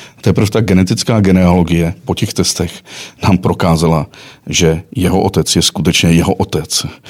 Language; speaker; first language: Czech; native; Czech